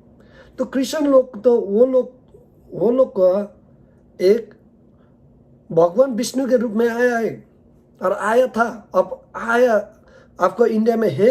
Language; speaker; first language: Hindi; non-native, learner; Nepali